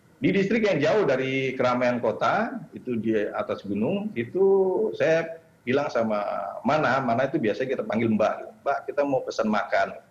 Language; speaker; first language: Indonesian; native; Indonesian